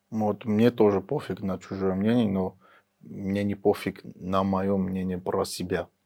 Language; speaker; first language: Russian; early bilingual, heritage; Russian